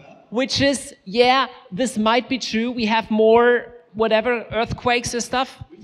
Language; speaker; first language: English; non-native, fluent; German